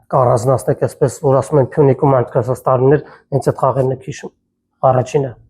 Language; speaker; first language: Armenian; native; Armenian